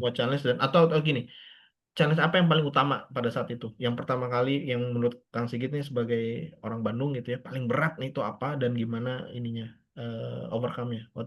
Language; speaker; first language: Indonesian; native; Indonesian